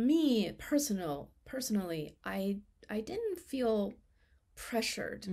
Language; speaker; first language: English; non-native, fluent; Chinese